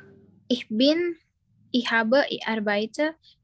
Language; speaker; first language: German; non-native, learner; Indonesian